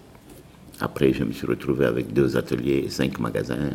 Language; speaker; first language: French; non-native, local second language; Arabic